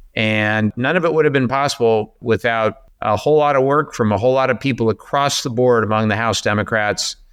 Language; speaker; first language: English; native; English